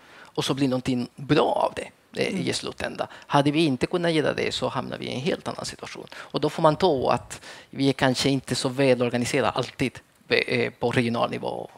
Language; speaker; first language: Swedish; early bilingual, other home language; Spanish